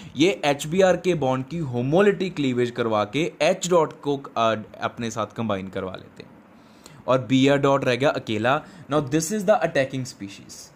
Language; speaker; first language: Hindi; non-native, local second language; Punjabi